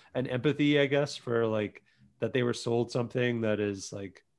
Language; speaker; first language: English; early bilingual, other home language; Greek